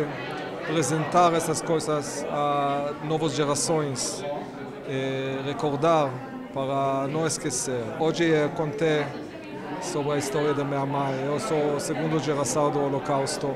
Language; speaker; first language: Portuguese; non-native, fluent; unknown